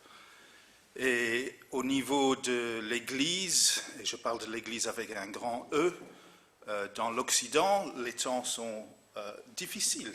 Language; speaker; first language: French; non-native, fluent; English